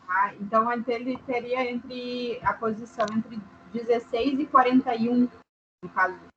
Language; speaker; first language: Portuguese; native; Portuguese